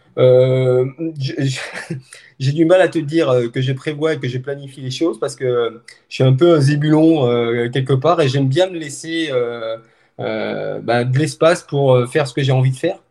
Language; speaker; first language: French; native; French